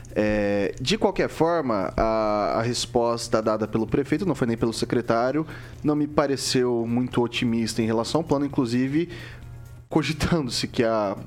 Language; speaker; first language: Portuguese; native; Portuguese